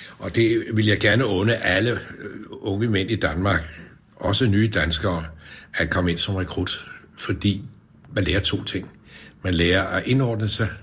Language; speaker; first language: Danish; native; Danish